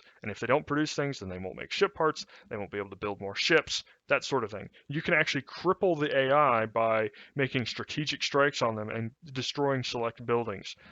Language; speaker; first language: English; native; English